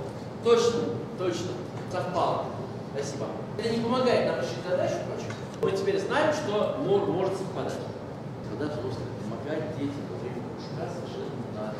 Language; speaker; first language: Russian; native; Russian